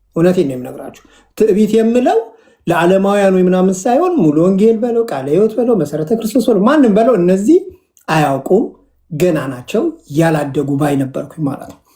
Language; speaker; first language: Amharic; native; Amharic